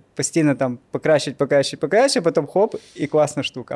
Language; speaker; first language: Ukrainian; non-native, local second language; Russian